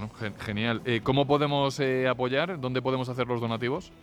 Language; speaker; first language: Spanish; native; Spanish